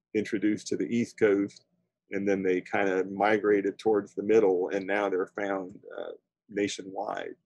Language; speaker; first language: English; native; English